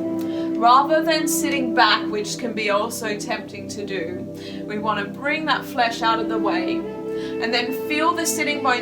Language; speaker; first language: English; native; English